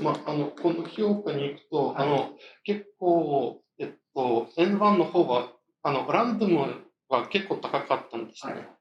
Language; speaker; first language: Japanese; non-native, fluent; Russian